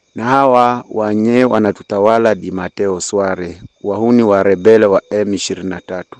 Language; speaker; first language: Swahili; native; Swahili